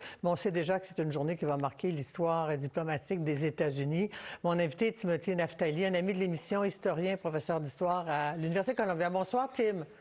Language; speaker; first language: French; native; French